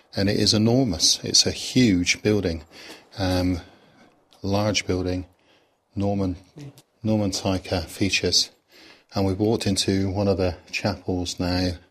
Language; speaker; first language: English; native; English